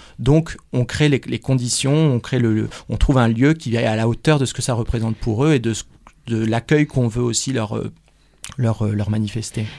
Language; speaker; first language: French; native; French